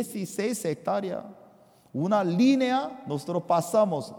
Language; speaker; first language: Spanish; non-native, fluent; Korean